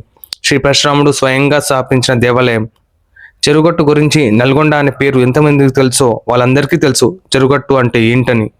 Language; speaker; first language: Telugu; native; Telugu